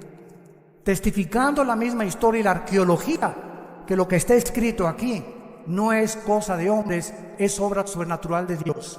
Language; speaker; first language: Spanish; native; Spanish